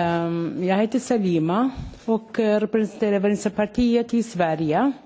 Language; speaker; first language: Swedish; non-native, fluent; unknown